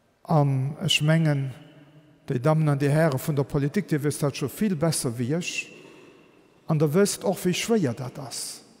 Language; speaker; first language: German; non-native, local second language; Luxembourgish